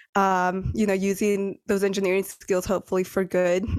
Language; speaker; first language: English; early bilingual, other home language; Spanish